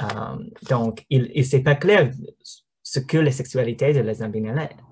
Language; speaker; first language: French; non-native, learner; English